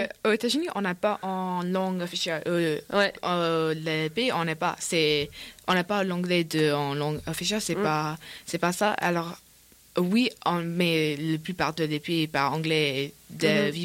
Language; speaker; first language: French; non-native, learner; English